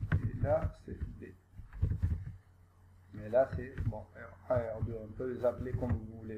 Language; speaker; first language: French; non-native, local second language; Arabic